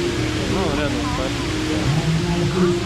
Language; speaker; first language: Russian; native; Russian